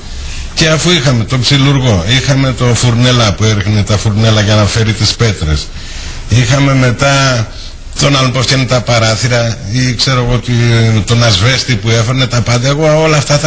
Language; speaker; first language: Greek; native; Greek